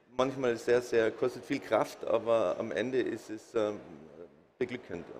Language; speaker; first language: German; native; German